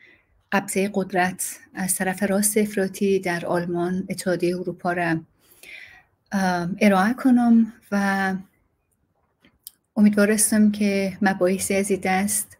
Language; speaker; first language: Persian; native; Persian